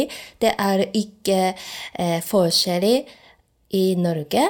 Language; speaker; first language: Norwegian; non-native, learner; Japanese